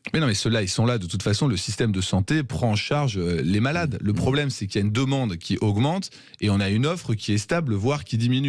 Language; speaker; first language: French; native; French